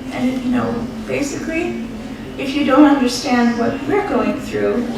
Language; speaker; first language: English; native; English